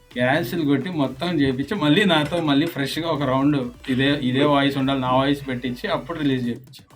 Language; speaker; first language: Telugu; native; Telugu